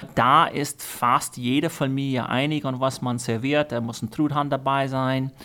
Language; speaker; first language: German; non-native, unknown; English